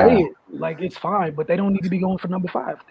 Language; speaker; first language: English; native; English